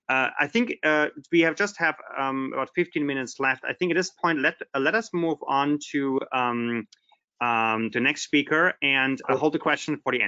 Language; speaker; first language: English; non-native, fluent; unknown